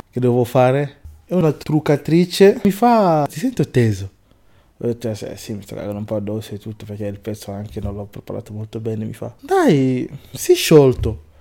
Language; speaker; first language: Italian; non-native, fluent; Lingala